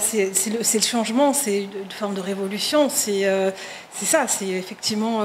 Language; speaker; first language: French; native; French